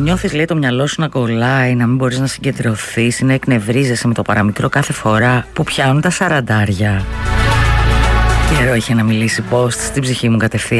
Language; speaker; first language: Greek; native; Greek